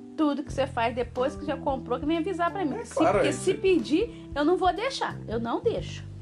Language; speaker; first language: Portuguese; native; Portuguese